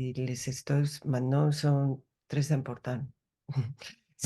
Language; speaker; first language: French; non-native, learner; Spanish